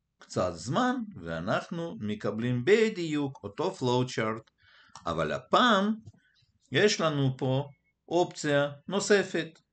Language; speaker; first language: Hebrew; early bilingual, other home language; Russian